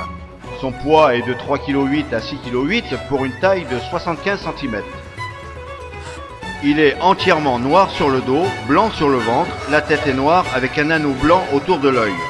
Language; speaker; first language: French; native; French